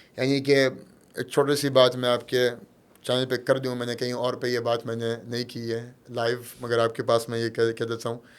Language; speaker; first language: Urdu; early bilingual, heritage; Arabic